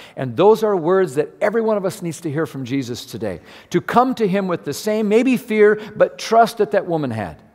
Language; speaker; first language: English; native; English